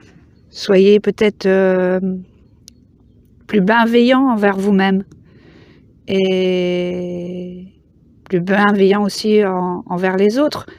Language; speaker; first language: French; native; French